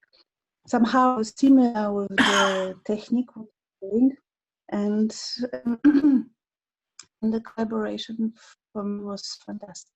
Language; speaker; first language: English; non-native, learner; Polish